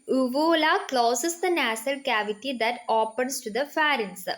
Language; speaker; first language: English; non-native, local second language; Malayalam